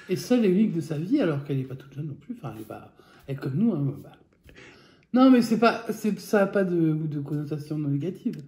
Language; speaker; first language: French; native; French